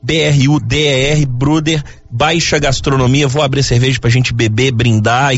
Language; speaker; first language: Portuguese; native; Portuguese